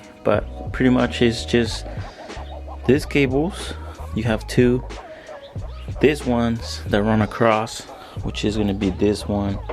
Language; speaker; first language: English; native; English